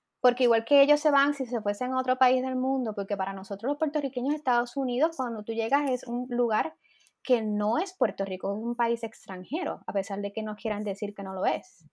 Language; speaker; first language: Spanish; native; Spanish